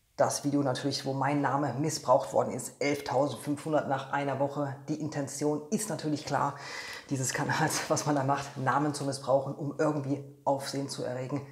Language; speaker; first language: German; non-native, fluent; Polish